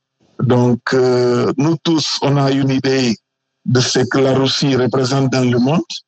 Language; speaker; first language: French; non-native, fluent; Portuguese